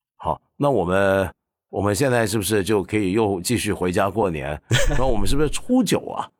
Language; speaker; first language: Chinese; non-native, local second language; Cantonese